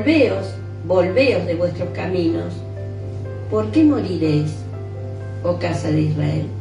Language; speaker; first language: Spanish; native; Spanish